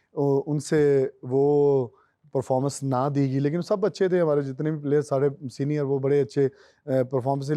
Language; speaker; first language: Hindi; non-native, local second language; Punjabi